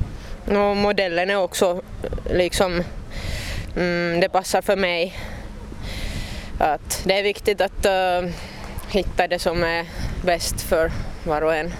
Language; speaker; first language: Swedish; non-native, local second language; Finnish